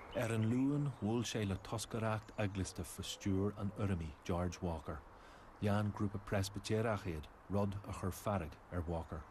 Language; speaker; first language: Irish; native; Irish